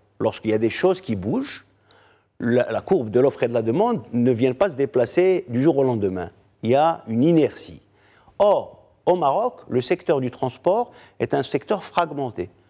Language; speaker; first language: French; non-native, local second language; Arabic